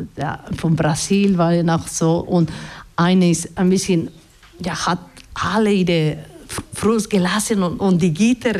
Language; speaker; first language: German; non-native, fluent; Basque